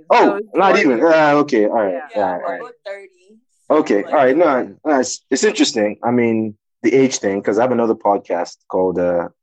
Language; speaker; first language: English; non-native, local second language; Yoruba